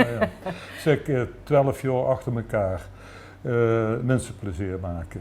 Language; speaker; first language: Dutch; native; Dutch